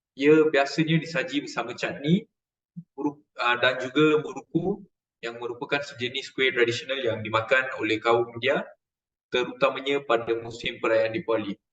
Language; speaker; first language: Malay; non-native, local second language; Tamil